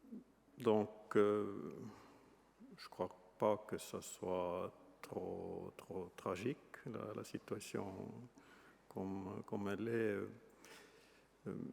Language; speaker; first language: French; non-native, fluent; Estonian